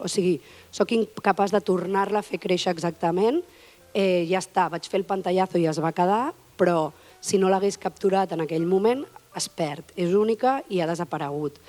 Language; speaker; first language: Catalan; native; Catalan